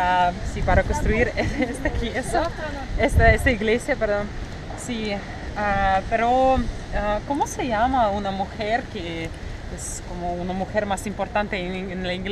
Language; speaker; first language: Spanish; non-native, fluent; Russian